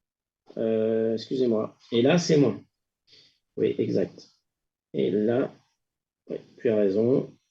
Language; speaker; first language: French; native; French